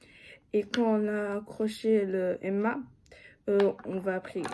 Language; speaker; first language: French; non-native, fluent; Japanese